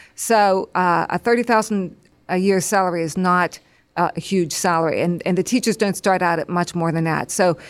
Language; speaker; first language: English; native; English